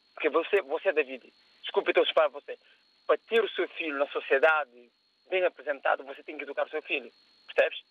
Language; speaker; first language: Portuguese; non-native, local second language; Kabuverdianu